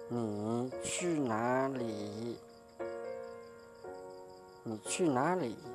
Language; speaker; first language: Chinese; non-native, fluent; Hmong